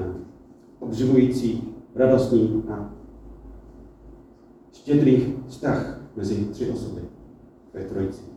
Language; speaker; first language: Czech; non-native, fluent; English